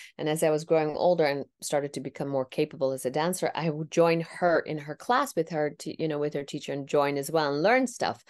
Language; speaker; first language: English; non-native, fluent; Tamil